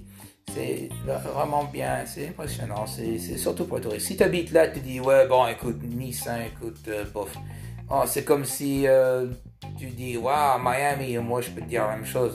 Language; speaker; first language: French; early bilingual, heritage; French